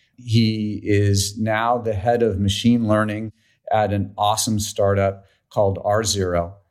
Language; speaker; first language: English; native; English